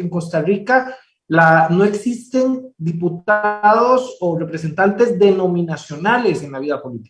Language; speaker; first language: Spanish; native; Spanish